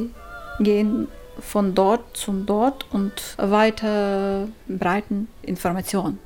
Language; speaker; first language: German; non-native, learner; Ukrainian